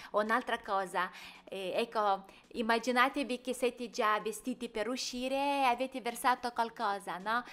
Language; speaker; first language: Italian; non-native, fluent; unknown